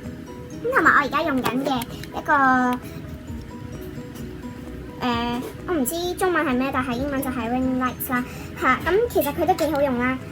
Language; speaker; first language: Cantonese; native; Cantonese